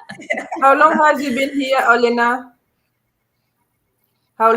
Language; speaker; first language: English; non-native, learner; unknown